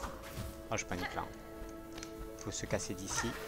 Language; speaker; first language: French; native; French